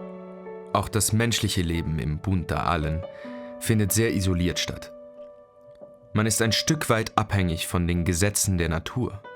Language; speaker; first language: German; native; German